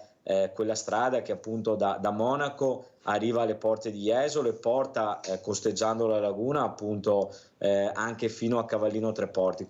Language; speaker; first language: Italian; native; Italian